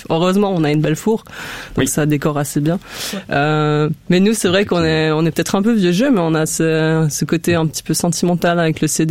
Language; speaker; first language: French; native; French